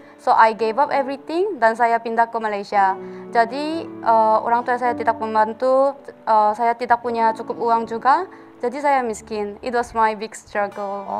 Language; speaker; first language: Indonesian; non-native, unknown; Korean